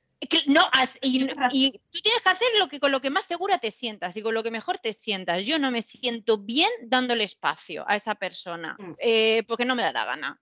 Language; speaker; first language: Spanish; native; Spanish